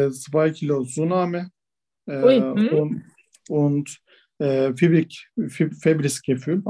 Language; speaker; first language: German; non-native, learner; Turkish